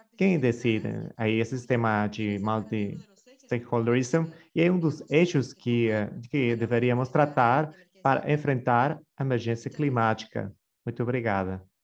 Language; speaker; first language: Portuguese; non-native, fluent; Spanish